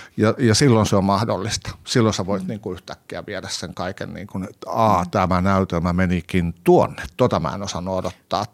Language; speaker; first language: Finnish; native; Finnish